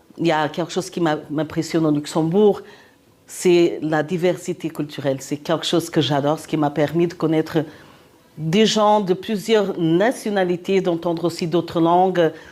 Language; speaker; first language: French; non-native, fluent; Portuguese